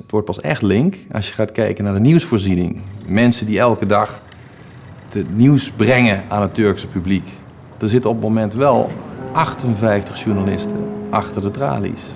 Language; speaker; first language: Dutch; native; Dutch